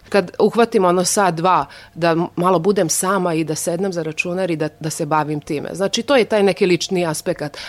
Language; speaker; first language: Serbian; non-native, local second language; Hungarian